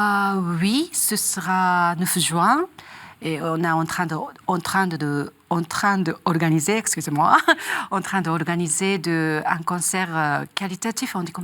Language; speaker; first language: French; non-native, learner; Japanese